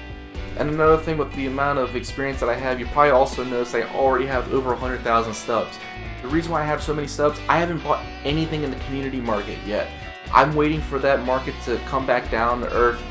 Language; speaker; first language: English; native; English